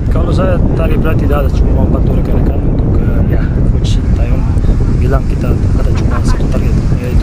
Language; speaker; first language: Indonesian; non-native, fluent; Serbian